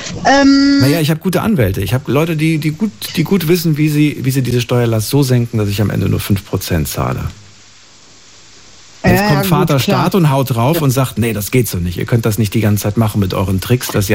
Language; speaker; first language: German; native; German